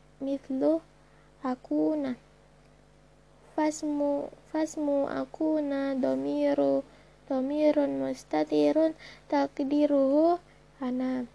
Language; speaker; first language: Arabic; non-native, learner; Indonesian